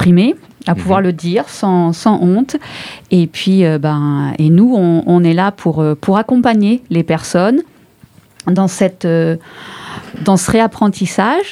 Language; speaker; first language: French; native; French